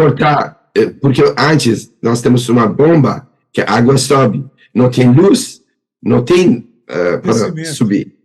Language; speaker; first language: Portuguese; non-native, learner; Persian